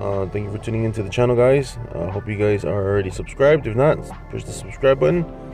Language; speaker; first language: English; early bilingual, other home language; Spanish